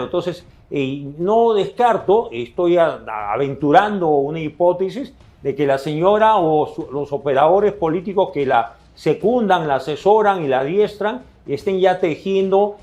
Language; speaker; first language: Spanish; native; Spanish